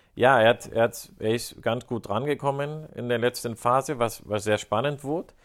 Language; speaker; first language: German; non-native, fluent; Spanish